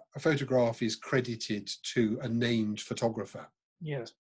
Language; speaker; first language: English; native; English